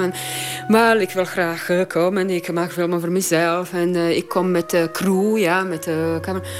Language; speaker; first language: Dutch; non-native, learner; Croatian